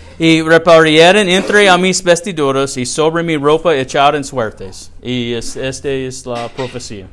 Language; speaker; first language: Spanish; non-native, learner; English